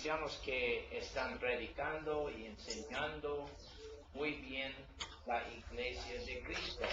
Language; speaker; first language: Spanish; non-native, learner; English